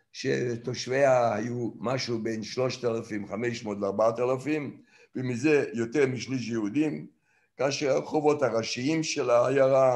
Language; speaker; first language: Hebrew; non-native, fluent; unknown